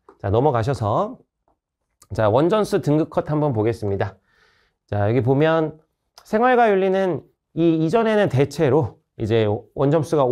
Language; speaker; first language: Korean; native; Korean